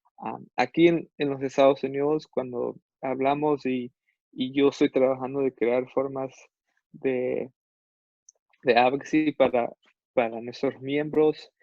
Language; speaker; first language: Spanish; non-native, fluent; English